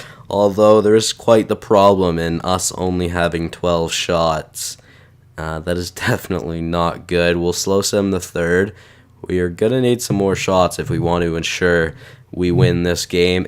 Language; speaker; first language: English; native; English